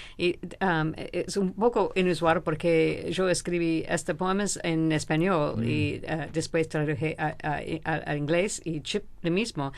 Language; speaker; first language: Spanish; non-native, fluent; English